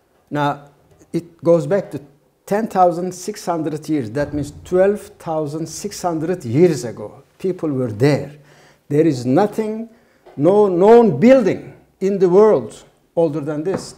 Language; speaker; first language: English; non-native, fluent; Turkish